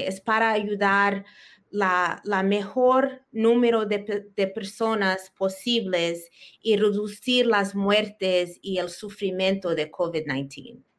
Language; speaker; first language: Spanish; early bilingual, heritage; Spanish